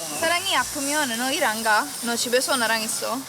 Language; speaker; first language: Korean; non-native, learner; Norwegian